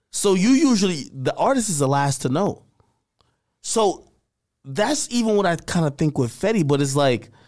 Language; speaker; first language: English; native; English